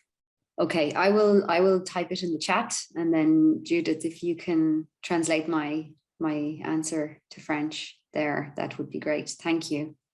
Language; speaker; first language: English; non-native, fluent; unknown